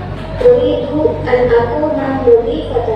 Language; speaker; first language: Arabic; non-native, learner; Indonesian